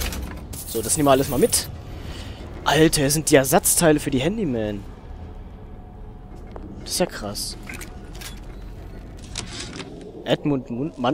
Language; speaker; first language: German; native; German